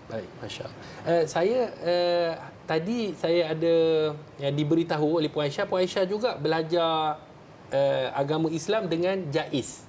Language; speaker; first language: Malay; native; Malay